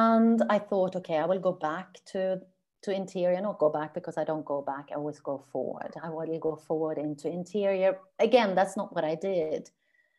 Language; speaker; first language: English; non-native, fluent; Swedish